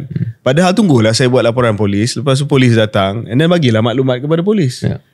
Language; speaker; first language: Malay; native; Malay